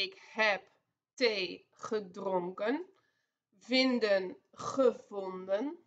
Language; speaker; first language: Dutch; non-native, fluent; Spanish